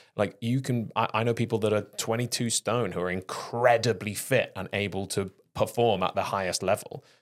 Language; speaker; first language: English; native; English